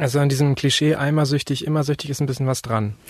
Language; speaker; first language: German; native; German